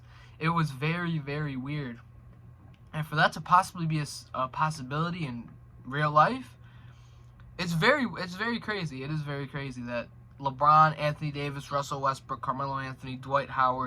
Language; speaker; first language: English; native; English